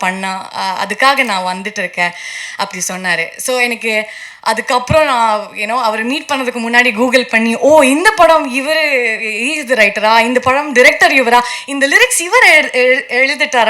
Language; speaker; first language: Tamil; non-native, learner; Kannada